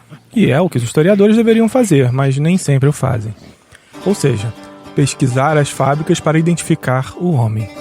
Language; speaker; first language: Portuguese; native; Portuguese